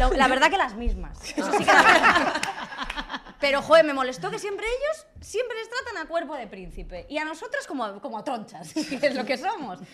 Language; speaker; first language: Spanish; native; Spanish